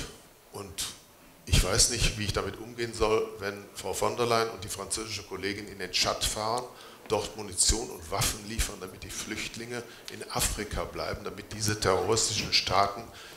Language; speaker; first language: German; native; German